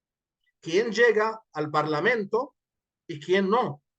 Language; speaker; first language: Spanish; non-native, fluent; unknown